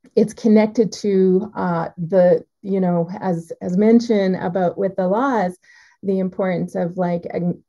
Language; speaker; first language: English; native; English